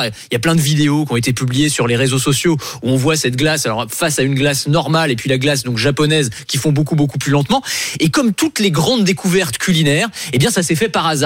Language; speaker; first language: French; native; French